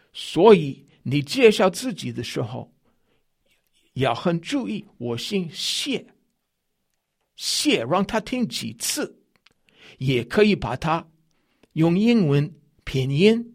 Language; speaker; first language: Chinese; non-native, fluent; English